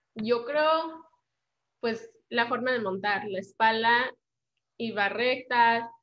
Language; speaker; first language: Spanish; early bilingual, heritage; Spanish